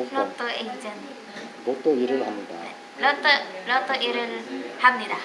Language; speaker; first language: Korean; non-native, learner; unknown